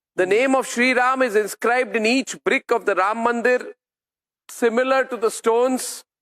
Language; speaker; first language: English; non-native, local second language; Hindi